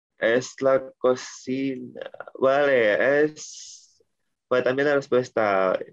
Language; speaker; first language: Spanish; non-native, learner; Indonesian